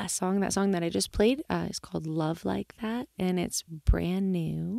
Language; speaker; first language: English; native; English